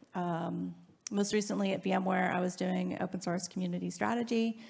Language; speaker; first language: English; native; English